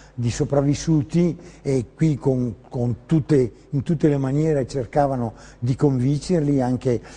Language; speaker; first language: Italian; native; Italian